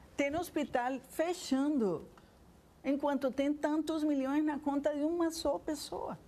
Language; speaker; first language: Portuguese; non-native, fluent; Spanish